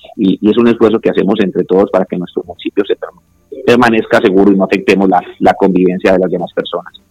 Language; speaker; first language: Spanish; native; Spanish